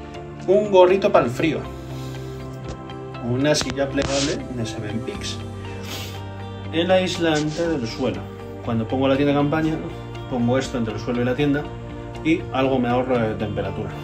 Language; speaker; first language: Spanish; native; Spanish